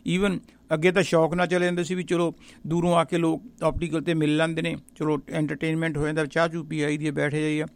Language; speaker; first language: Punjabi; native; Punjabi